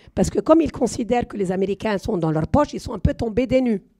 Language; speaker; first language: French; non-native, fluent; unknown